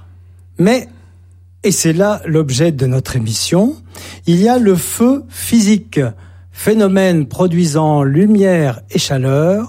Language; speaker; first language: French; native; French